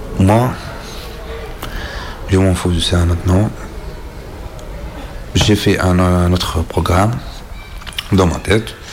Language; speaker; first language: French; non-native, learner; Arabic